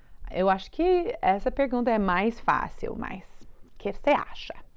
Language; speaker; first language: Portuguese; non-native, learner; English